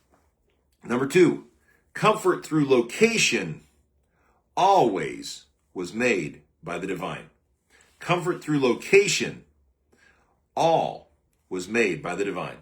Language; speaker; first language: English; native; English